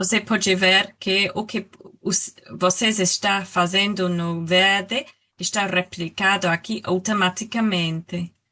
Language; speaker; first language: Portuguese; non-native, learner; English